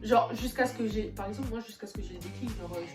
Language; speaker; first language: French; native; French